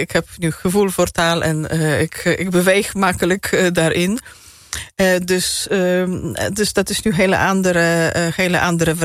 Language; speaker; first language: Dutch; non-native, fluent; Polish